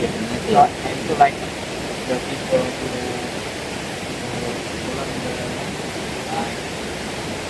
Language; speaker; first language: English; non-native, learner; Indonesian